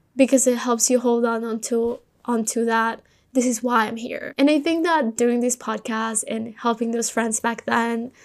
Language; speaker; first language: English; early bilingual, other home language; Spanish